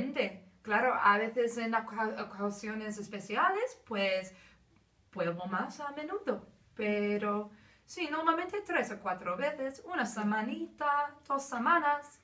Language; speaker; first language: Spanish; non-native, fluent; English